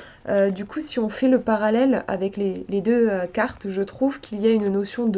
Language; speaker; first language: French; native; French